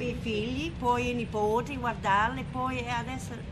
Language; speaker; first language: Italian; native; Italian